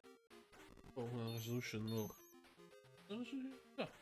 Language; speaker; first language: Dutch; non-native, learner; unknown